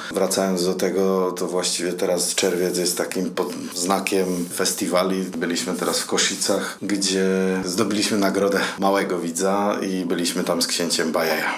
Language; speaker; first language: Polish; native; Polish